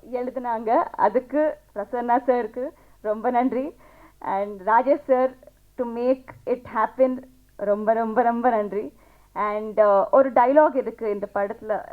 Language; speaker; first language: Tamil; non-native, learner; Telugu